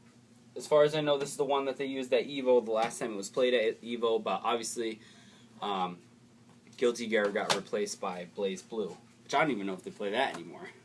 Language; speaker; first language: English; native; English